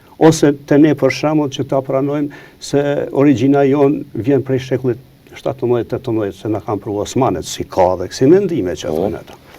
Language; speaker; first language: Albanian; native; Albanian